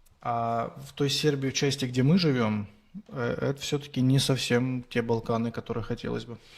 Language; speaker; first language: Russian; native; Russian